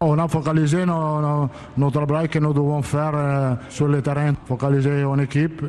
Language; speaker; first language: French; non-native, learner; Italian